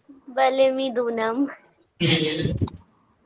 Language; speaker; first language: Persian; non-native, learner; Urdu